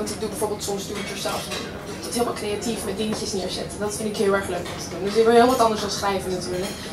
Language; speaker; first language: Dutch; early bilingual, other home language; Russian